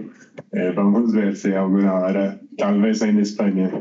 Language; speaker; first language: Spanish; non-native, learner; Portuguese